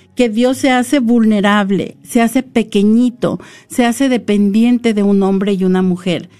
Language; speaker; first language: Spanish; native; Spanish